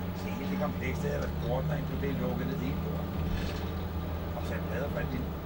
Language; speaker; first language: Danish; native; Danish